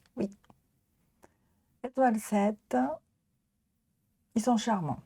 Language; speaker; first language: French; non-native, fluent; Japanese